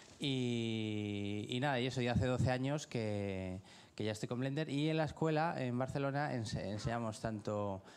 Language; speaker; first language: Spanish; native; Spanish